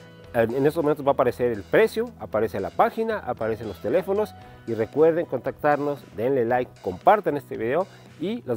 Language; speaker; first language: Spanish; native; Spanish